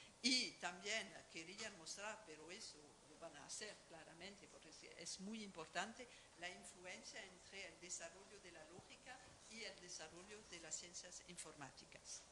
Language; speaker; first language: Spanish; non-native, fluent; French